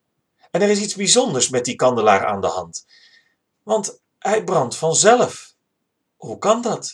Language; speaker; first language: Dutch; native; Dutch